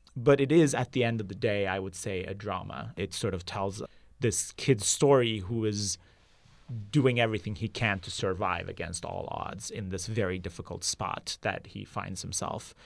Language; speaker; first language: English; non-native, fluent; Turkish